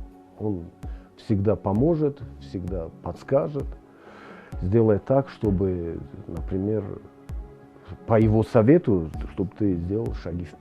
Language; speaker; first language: Russian; non-native, local second language; Tajik